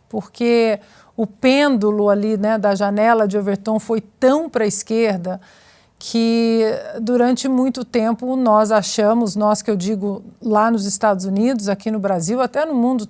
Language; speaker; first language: Portuguese; native; Portuguese